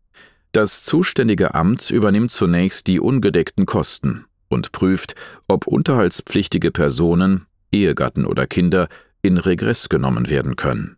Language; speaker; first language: German; native; German